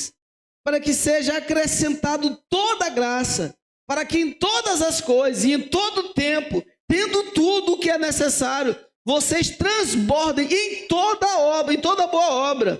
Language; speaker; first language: Portuguese; native; Portuguese